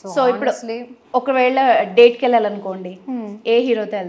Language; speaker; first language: Telugu; native; Telugu